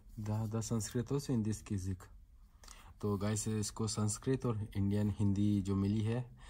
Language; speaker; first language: Russian; non-native, learner; Hindi